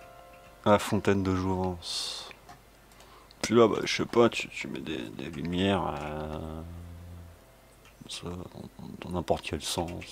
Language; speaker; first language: French; native; French